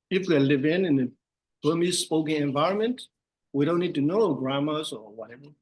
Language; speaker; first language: English; non-native, fluent; Burmese